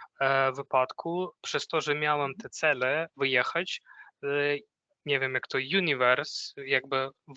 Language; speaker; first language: Polish; non-native, fluent; Ukrainian